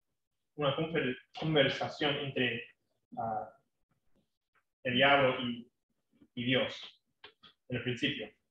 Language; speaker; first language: Spanish; non-native, fluent; English